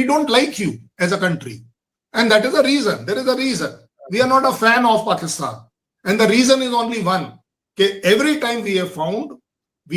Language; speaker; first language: Hindi; native; Hindi